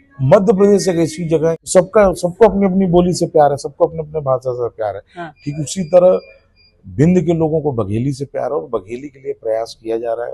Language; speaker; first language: Hindi; native; Hindi